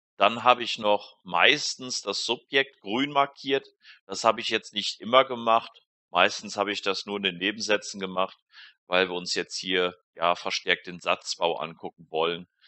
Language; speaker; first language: German; native; German